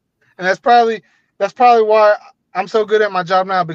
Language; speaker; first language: English; native; English